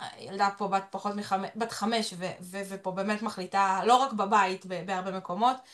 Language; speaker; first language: Hebrew; early bilingual, other home language; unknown